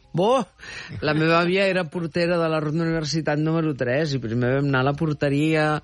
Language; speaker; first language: Catalan; early bilingual, heritage; Catalan